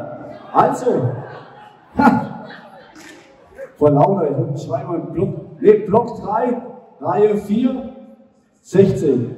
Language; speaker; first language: German; native; German